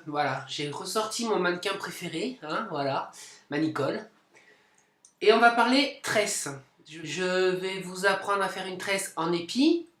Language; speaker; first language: French; native; French